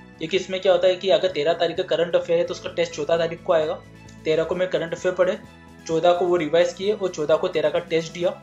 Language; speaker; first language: Hindi; native; Hindi